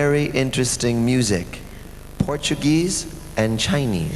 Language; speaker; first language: English; non-native, fluent; Thai